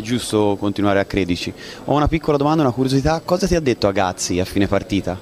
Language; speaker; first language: Italian; native; Italian